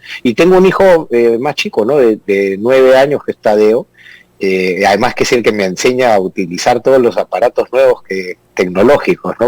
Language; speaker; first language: Spanish; native; Spanish